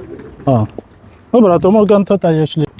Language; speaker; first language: Polish; non-native, learner; English